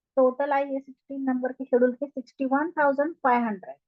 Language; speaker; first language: Hindi; non-native, local second language; Marathi